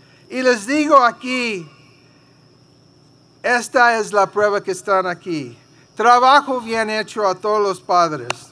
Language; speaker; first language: Spanish; early bilingual, heritage; Spanish